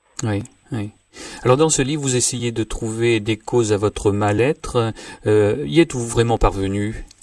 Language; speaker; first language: French; native; French